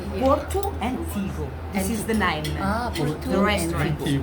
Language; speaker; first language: English; non-native, learner; Portuguese